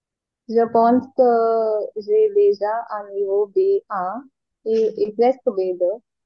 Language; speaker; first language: French; non-native, learner; Hindi